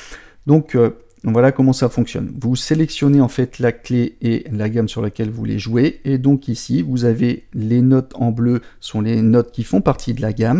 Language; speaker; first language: French; native; French